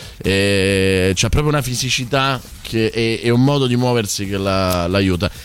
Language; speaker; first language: Italian; native; Italian